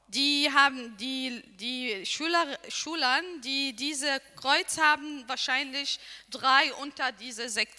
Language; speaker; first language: German; non-native, learner; Arabic